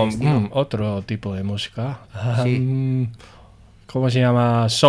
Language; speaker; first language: Spanish; non-native, learner; English